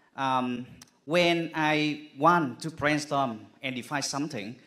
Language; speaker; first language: English; non-native, fluent; Vietnamese